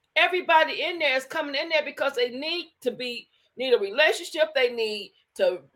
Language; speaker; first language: English; native; English